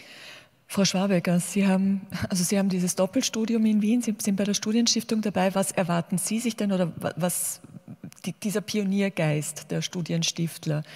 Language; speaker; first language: German; native; German